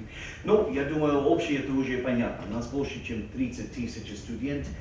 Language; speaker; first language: Russian; non-native, fluent; English